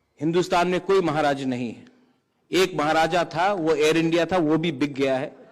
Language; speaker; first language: Hindi; non-native, local second language; Kok Borok